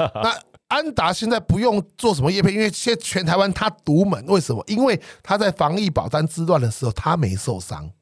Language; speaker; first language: Chinese; native; Chinese